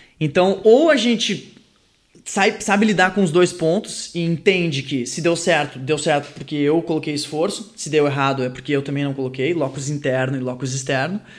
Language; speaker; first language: Portuguese; early bilingual, other home language; French